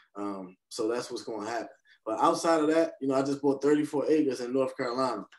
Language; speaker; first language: English; native; English